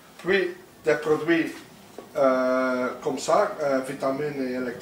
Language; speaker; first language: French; non-native, local second language; Dutch